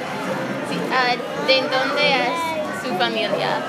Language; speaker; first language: Spanish; non-native, learner; English